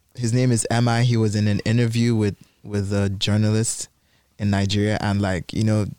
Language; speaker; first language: English; non-native, local second language; Igbo